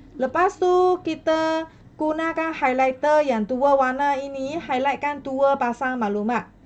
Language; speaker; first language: Malay; non-native, local second language; Chinese